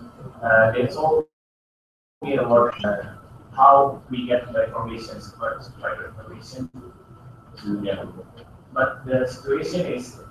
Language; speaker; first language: English; non-native, learner; Indonesian